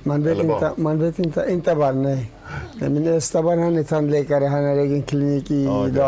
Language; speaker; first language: Swedish; non-native, learner; Turoyo